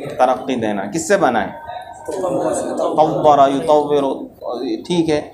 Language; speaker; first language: Urdu; native; Urdu